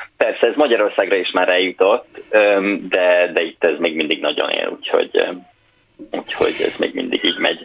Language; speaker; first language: Hungarian; native; Hungarian